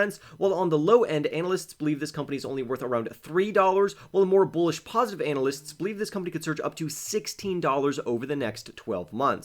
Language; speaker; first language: English; native; English